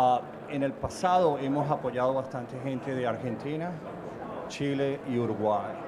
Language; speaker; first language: Spanish; early bilingual, heritage; Spanish